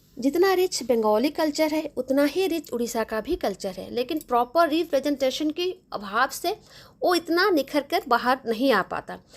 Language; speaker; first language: Hindi; non-native, local second language; Bangla